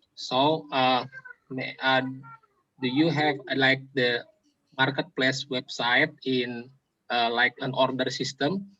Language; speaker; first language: English; non-native, local second language; Indonesian